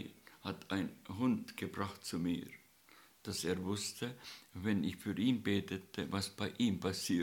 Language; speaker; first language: German; non-native, learner; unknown